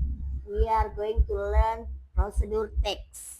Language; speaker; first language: English; non-native, learner; Indonesian